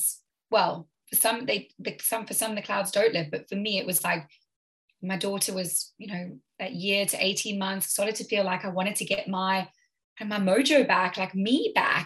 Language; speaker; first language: English; native; English